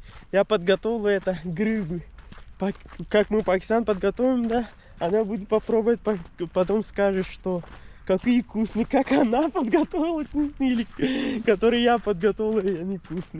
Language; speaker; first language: Russian; non-native, learner; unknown